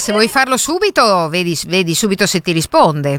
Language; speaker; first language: Italian; native; Italian